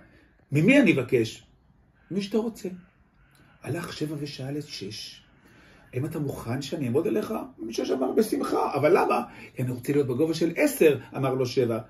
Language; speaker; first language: Hebrew; native; Hebrew